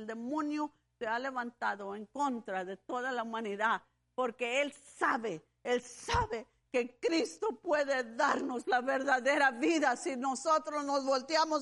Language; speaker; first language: Spanish; early bilingual, heritage; Spanish